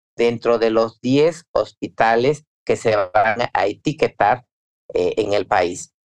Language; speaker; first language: Spanish; native; Spanish